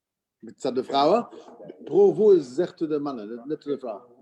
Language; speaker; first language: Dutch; non-native, fluent; English